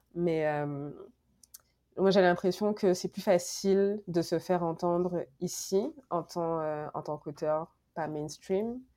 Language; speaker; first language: French; native; French